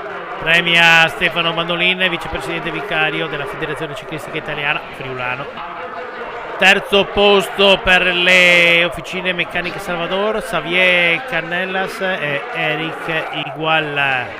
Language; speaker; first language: Italian; native; Italian